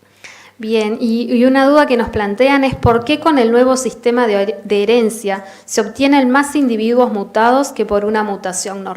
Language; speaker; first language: Spanish; native; Spanish